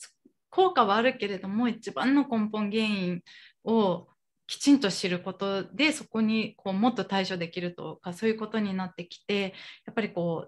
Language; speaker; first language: Japanese; native; Japanese